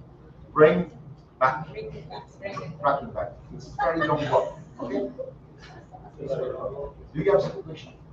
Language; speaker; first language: English; non-native, learner; French